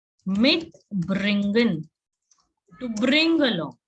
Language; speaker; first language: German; non-native, learner; Hindi